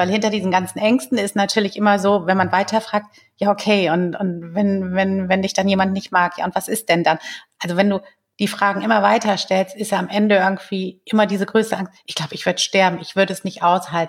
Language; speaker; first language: German; native; German